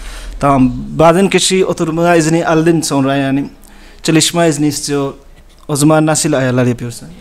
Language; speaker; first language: Turkish; non-native, learner; Urdu